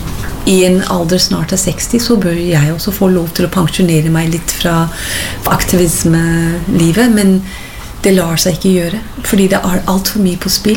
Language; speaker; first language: Norwegian; non-native, fluent; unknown